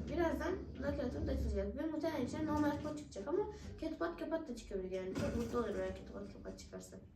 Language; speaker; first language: Turkish; native; Turkish